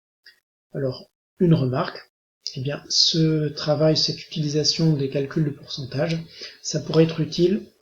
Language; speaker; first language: French; native; French